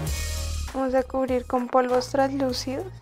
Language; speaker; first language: Spanish; native; Spanish